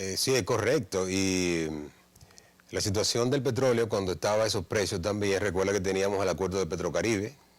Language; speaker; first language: Spanish; native; Spanish